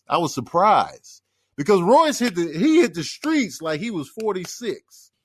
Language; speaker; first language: English; native; English